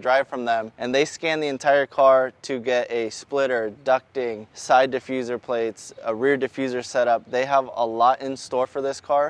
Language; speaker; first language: English; native; English